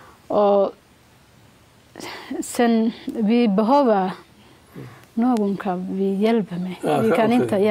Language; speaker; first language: Swedish; non-native, learner; Somali